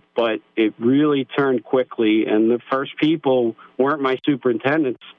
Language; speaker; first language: English; native; English